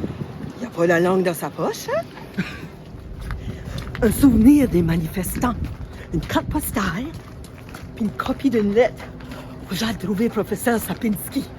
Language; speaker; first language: French; native; French